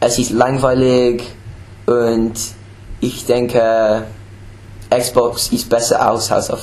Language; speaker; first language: German; non-native, learner; English